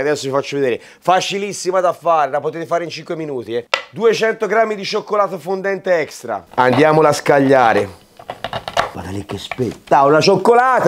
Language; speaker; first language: Italian; native; Italian